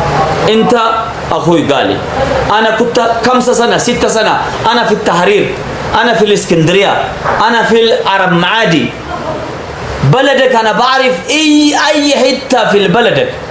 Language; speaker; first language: Arabic; non-native, learner; Amharic